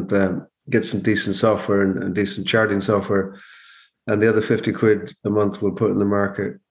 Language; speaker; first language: English; native; English